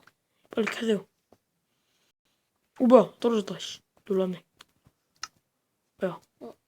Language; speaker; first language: Korean; native; Korean